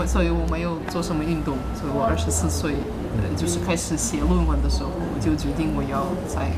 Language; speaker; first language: Chinese; non-native, fluent; Russian